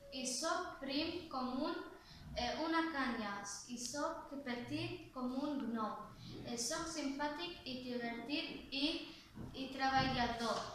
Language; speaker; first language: Catalan; early bilingual, other home language; Arabic